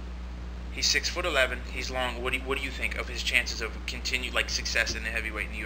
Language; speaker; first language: English; native; English